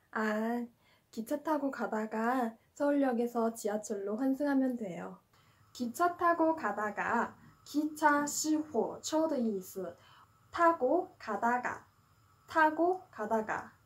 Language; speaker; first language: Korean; non-native, fluent; Chinese